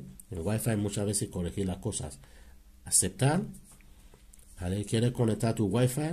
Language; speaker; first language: Spanish; non-native, learner; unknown